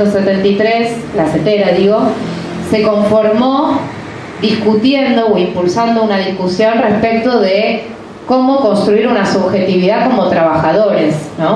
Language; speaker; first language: Spanish; native; Spanish